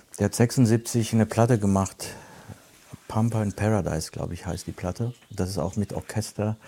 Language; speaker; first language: German; early bilingual, other home language; Italian